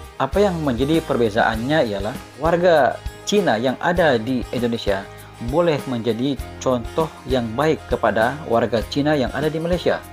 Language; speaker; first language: Malay; native; Malay